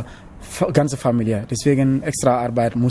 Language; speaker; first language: German; non-native, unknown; Wolof